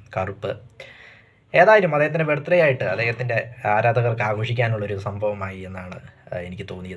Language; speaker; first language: Malayalam; native; Malayalam